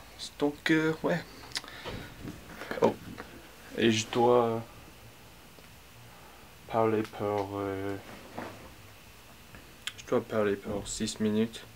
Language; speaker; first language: French; non-native, learner; English